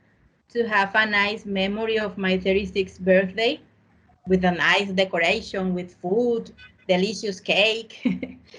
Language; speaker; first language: English; non-native, learner; Spanish